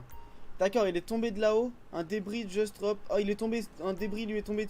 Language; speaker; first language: French; native; French